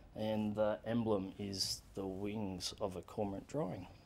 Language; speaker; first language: English; native; English